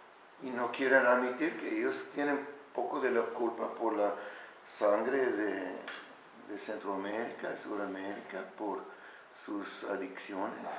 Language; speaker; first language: Spanish; non-native, learner; English